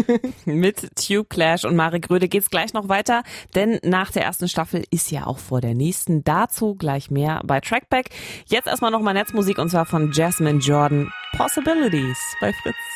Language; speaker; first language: German; native; German